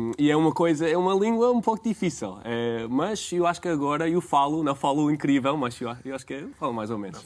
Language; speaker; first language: Portuguese; non-native, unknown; English